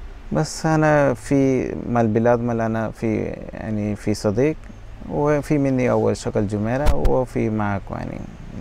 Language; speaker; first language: Arabic; non-native, learner; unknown